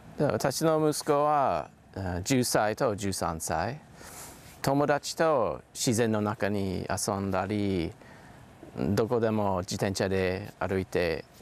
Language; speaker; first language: Japanese; non-native, learner; English